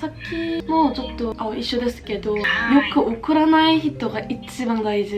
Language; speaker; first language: Japanese; non-native, learner; Korean